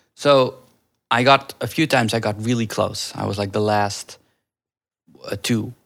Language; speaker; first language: English; early bilingual, other home language; Dutch